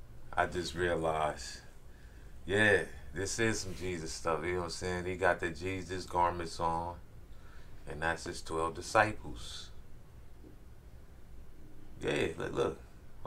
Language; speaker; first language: English; native; English